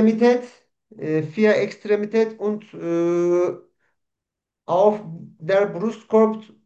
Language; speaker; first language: German; non-native, learner; Turkish